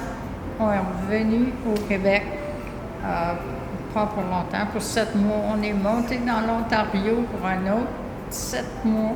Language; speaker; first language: French; native; French